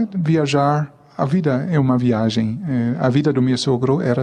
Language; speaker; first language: Portuguese; non-native, fluent; German